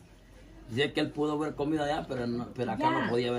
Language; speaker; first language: Spanish; native; Spanish